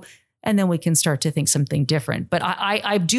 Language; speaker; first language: English; native; English